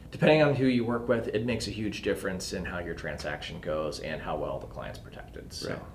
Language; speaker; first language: English; native; English